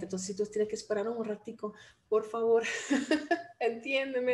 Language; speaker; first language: Spanish; non-native, fluent; Dutch